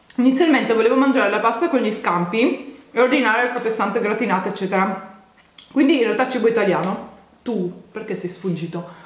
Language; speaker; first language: Italian; native; Italian